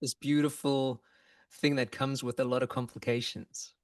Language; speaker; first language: English; native; English